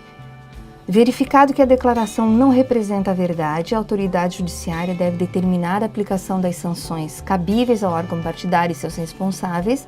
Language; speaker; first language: Portuguese; native; Portuguese